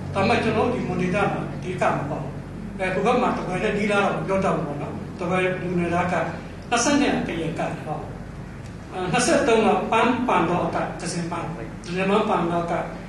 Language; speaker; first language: Burmese; non-native, local second language; Mon